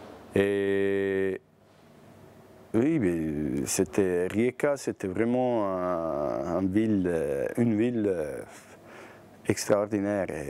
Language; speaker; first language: French; non-native, learner; Bosnian